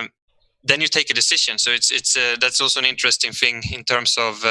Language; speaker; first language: English; non-native, fluent; Swedish